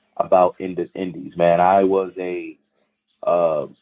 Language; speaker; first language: English; native; English